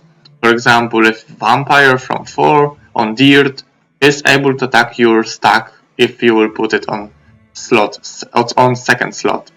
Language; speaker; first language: English; non-native, fluent; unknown